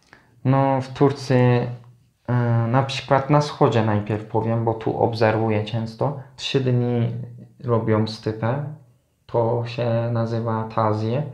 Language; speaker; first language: Polish; non-native, learner; Turkish